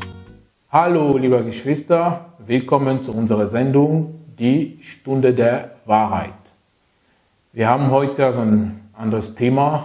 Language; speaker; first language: German; non-native, fluent; French